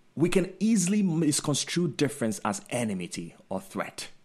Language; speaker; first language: English; non-native, local second language; Akan